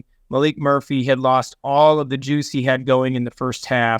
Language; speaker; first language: English; native; English